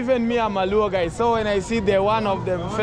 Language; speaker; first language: English; non-native, learner; Swahili